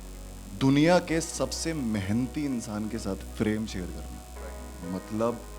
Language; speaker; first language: Hindi; native; Hindi